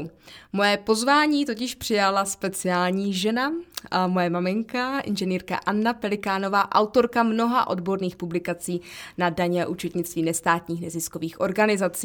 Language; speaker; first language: Czech; native; Czech